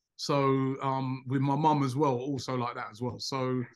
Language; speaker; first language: English; native; English